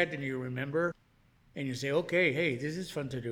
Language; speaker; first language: English; native; English